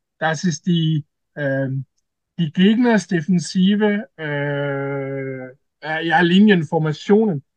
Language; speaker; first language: German; non-native, learner; Danish